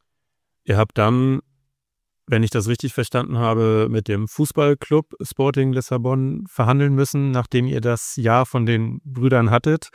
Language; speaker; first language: German; native; German